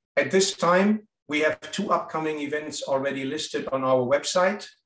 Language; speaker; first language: English; non-native, fluent; German